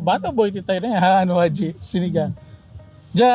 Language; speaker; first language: Japanese; non-native, learner; Pampanga